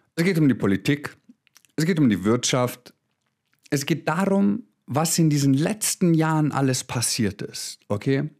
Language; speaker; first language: German; early bilingual, other home language; Croatian